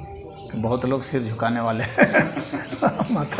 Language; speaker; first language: Hindi; native; Hindi